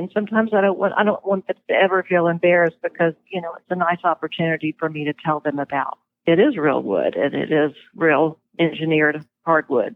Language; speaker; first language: English; native; English